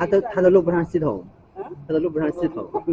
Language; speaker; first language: Chinese; native; Chinese